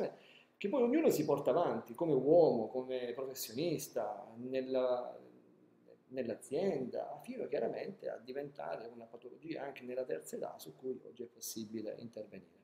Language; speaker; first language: Italian; native; Italian